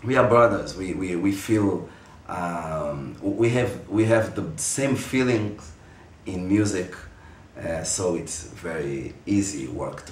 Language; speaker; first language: English; non-native, fluent; Portuguese